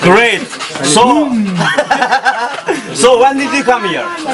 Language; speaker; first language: English; non-native, learner; Turkish